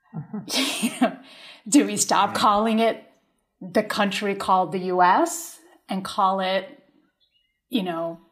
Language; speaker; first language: English; early bilingual, other home language; Spanish